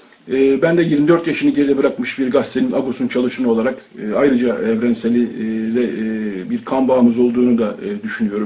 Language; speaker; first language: Turkish; native; Turkish